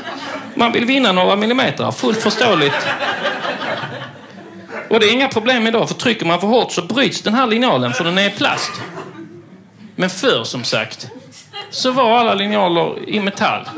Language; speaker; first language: Swedish; native; Swedish